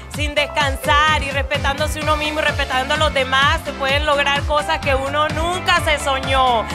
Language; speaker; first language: English; native; English